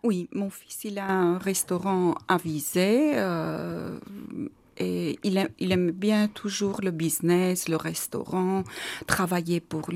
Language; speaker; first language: French; non-native, learner; Armenian